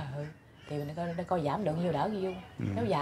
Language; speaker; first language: Vietnamese; native; Vietnamese